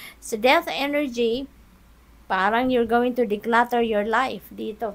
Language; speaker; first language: English; non-native, local second language; Filipino